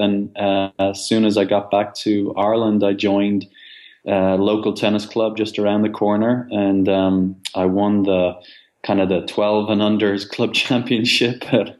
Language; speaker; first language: English; native; English